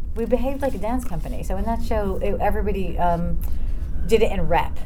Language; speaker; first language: English; native; English